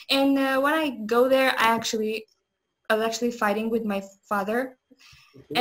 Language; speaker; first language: English; non-native, learner; Azerbaijani